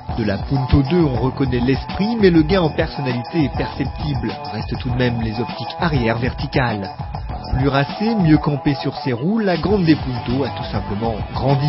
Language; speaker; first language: French; native; French